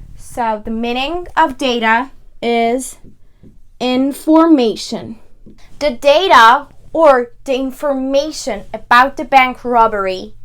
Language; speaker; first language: English; non-native, fluent; Persian